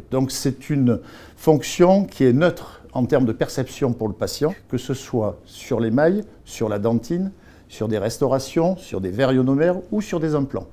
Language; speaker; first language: French; native; French